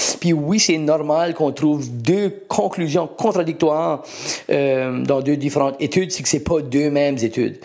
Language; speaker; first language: French; native; French